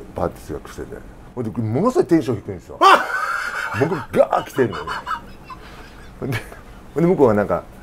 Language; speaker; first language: Japanese; native; Japanese